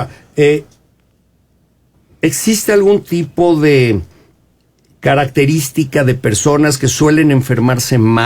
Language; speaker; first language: Spanish; native; Spanish